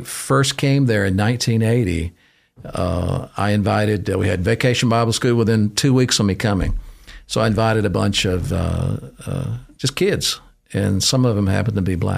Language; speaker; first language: English; native; English